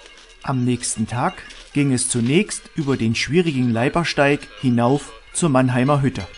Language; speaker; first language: German; native; German